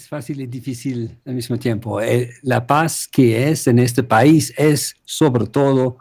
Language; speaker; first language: Spanish; non-native, fluent; German